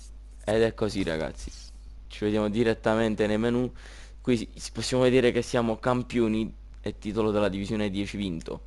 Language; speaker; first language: Italian; native; Italian